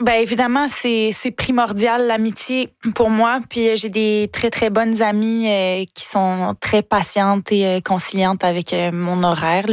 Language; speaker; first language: French; native; French